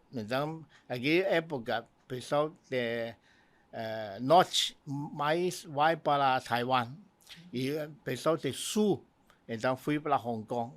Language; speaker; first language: Portuguese; non-native, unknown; Cantonese